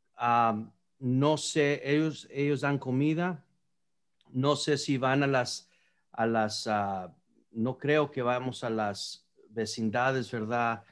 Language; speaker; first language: Spanish; early bilingual, heritage; Spanish